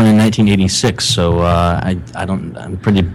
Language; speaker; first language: English; native; English